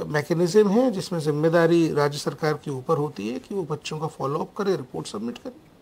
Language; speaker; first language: Hindi; native; Hindi